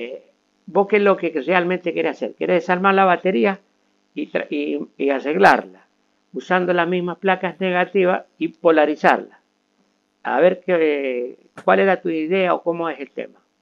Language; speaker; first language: Spanish; native; Spanish